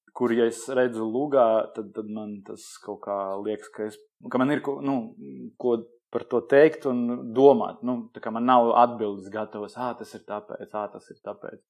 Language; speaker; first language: Latvian; non-native, local second language; Russian